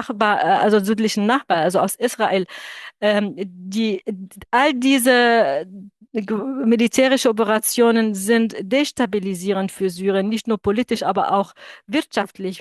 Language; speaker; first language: German; non-native, fluent; Arabic